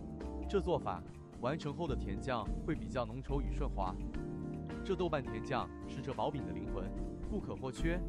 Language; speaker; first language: Chinese; native; Chinese